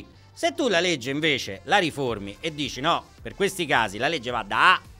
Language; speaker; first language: Italian; native; Italian